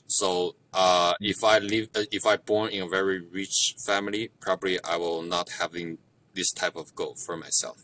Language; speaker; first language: English; non-native, fluent; Chinese